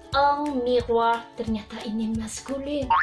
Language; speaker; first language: Indonesian; non-native, local second language; Minangkabau